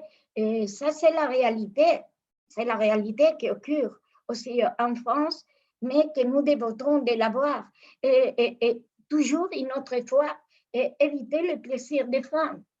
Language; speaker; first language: French; non-native, fluent; Spanish